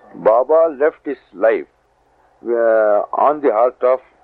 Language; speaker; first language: English; non-native, local second language; Marathi